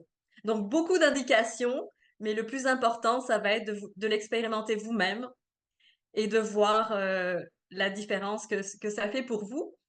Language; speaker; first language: French; native; French